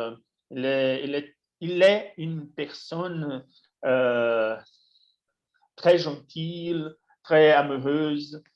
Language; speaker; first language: French; non-native, fluent; Portuguese